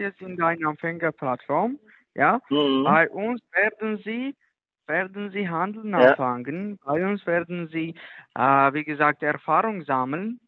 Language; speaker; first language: German; non-native, learner; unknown